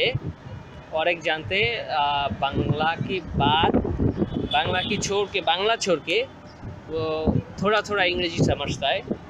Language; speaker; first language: Hindi; non-native, learner; Bangla